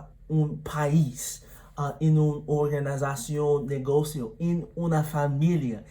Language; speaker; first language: Spanish; non-native, learner; English